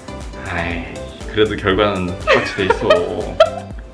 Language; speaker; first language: Korean; native; Korean